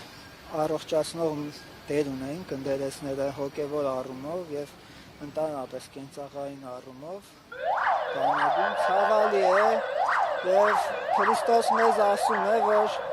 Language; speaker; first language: Armenian; native; Armenian